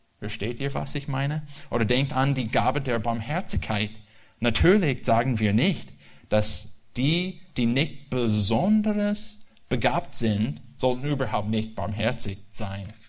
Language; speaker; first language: German; non-native, learner; English